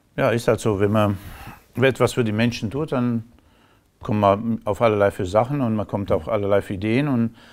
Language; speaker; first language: German; non-native, fluent; Romanian